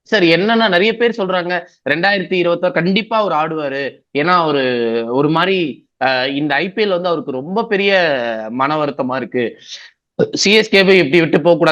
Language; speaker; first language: Tamil; native; Tamil